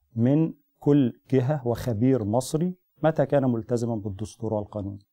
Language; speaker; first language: Arabic; native; Arabic